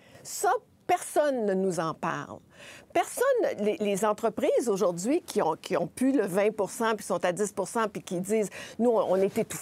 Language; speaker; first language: French; native; French